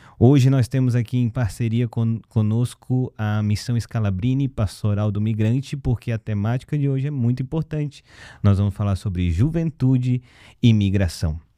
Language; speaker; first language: Portuguese; early bilingual, other home language; Russian